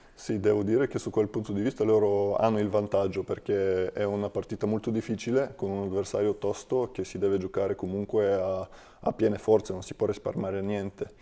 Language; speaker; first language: Italian; non-native, fluent; Bulgarian